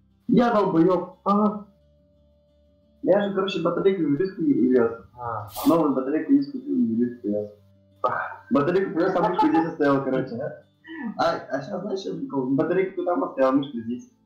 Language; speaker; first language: Russian; non-native, local second language; Yakut